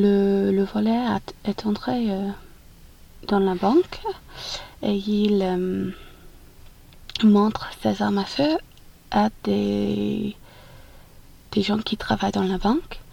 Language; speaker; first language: French; non-native, learner; English